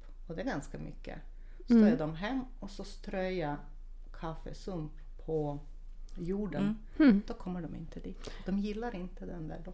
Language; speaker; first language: Swedish; non-native, fluent; Russian